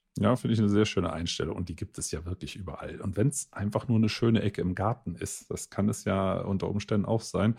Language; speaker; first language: German; native; German